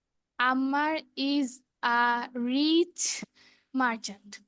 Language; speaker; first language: English; non-native, learner; Bangla